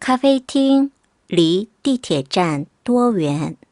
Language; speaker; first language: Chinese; non-native, fluent; Korean